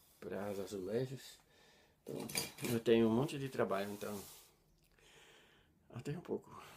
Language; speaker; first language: Portuguese; non-native, learner; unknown